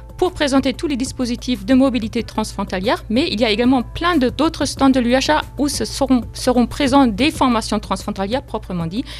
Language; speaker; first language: French; non-native, fluent; German